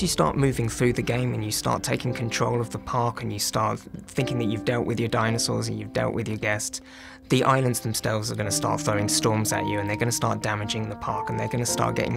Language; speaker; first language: English; native; English